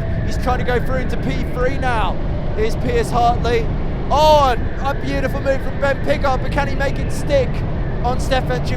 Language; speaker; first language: English; native; English